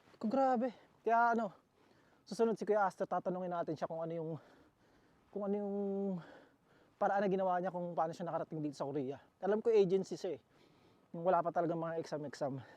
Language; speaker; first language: Filipino; native; Filipino